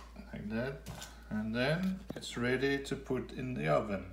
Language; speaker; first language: English; non-native, fluent; Danish